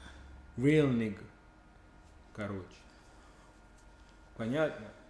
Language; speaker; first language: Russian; non-native, learner; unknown